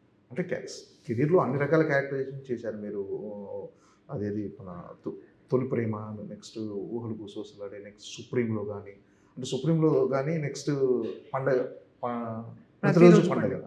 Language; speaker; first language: Telugu; native; Telugu